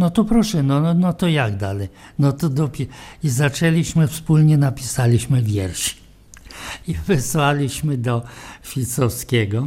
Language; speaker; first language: Polish; non-native, local second language; Romany